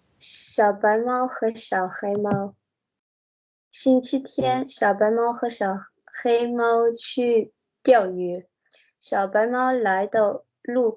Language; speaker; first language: Chinese; non-native, learner; Tibetan